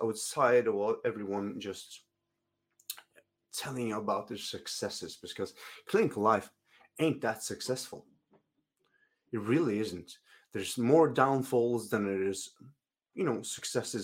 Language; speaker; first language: English; non-native, fluent; Norwegian